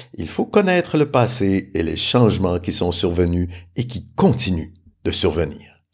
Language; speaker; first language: French; native; French